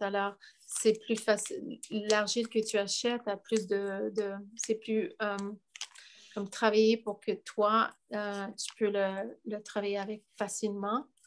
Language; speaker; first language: French; non-native, fluent; English